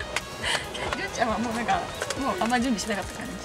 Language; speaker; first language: Japanese; native; Japanese